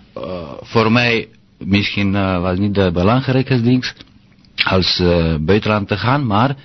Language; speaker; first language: Dutch; non-native, learner; Romanian